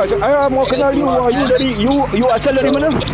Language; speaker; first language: Malay; native; Malay